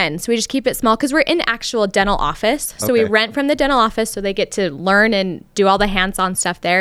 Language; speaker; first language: English; native; English